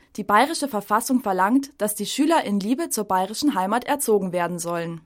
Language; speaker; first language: German; native; German